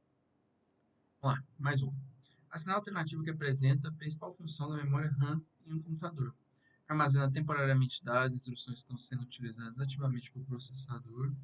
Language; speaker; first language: Portuguese; native; Portuguese